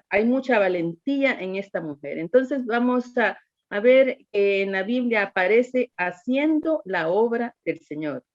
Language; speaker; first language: Spanish; native; Spanish